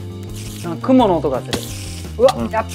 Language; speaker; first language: Japanese; native; Japanese